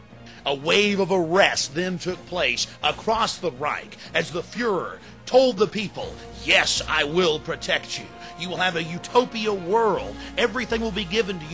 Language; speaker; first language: English; native; English